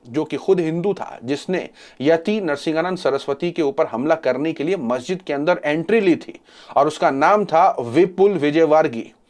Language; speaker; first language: Hindi; native; Hindi